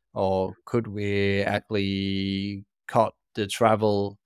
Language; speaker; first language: English; non-native, fluent; Danish